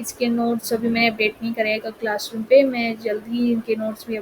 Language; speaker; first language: Hindi; native; Hindi